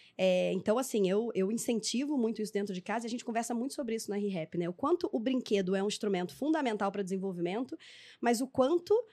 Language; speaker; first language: Portuguese; native; Portuguese